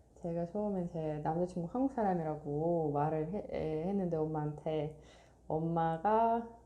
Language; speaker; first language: Korean; non-native, fluent; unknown